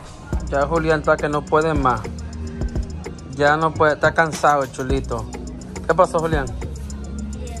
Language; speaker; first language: Spanish; native; Spanish